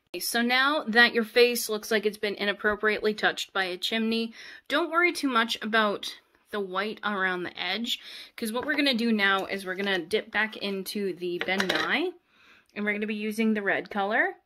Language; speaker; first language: English; native; English